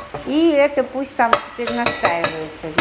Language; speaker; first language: Russian; native; Russian